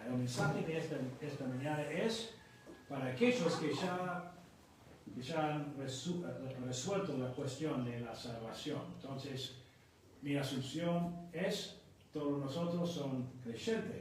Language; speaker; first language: Spanish; non-native, fluent; English